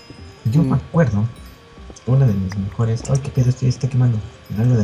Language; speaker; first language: Spanish; native; Spanish